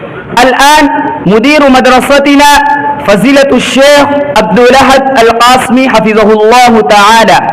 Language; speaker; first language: Arabic; non-native, learner; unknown